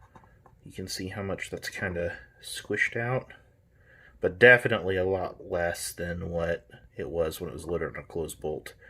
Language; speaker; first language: English; native; English